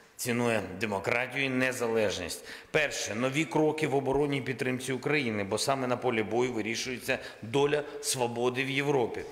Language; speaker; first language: Ukrainian; non-native, local second language; Russian